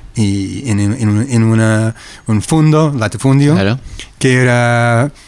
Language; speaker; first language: Spanish; non-native, fluent; English